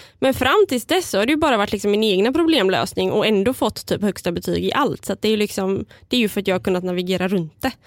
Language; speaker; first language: Swedish; early bilingual, other home language; Bulgarian